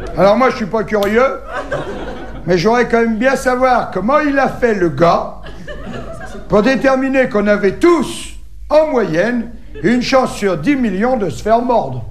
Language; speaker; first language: French; native; French